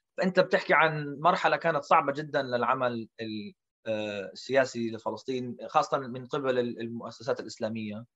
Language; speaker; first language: Arabic; early bilingual, heritage; Arabic